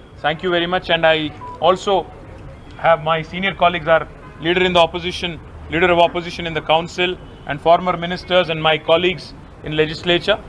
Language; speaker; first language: English; non-native, local second language; Telugu